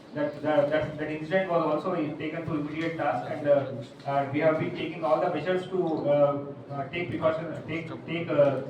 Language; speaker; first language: English; non-native, local second language; Telugu